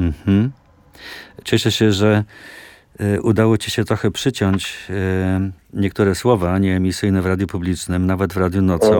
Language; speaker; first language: Polish; native; Polish